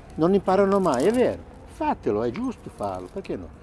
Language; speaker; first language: Italian; native; Italian